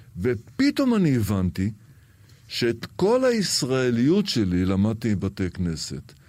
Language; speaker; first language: Hebrew; early bilingual, other home language; Arabic